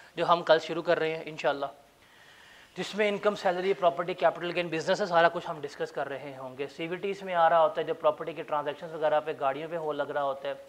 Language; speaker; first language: Urdu; non-native, local second language; Punjabi